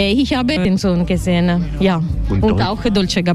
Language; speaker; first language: German; non-native, learner; Italian